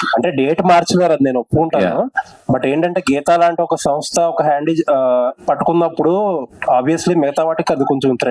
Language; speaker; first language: Telugu; native; Telugu